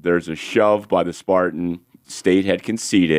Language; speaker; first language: English; native; English